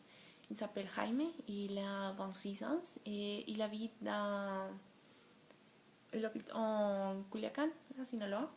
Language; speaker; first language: French; non-native, learner; Spanish